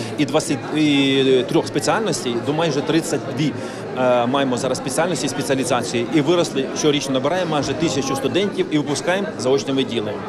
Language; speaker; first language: Ukrainian; native; Ukrainian